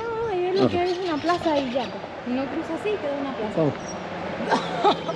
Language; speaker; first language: Spanish; native; Spanish